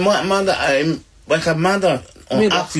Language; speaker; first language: Dutch; non-native, learner; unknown